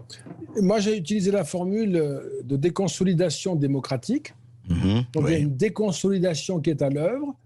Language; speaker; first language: French; native; French